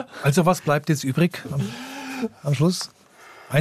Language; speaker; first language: German; native; German